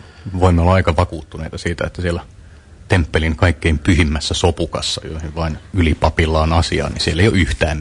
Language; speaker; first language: Finnish; native; Finnish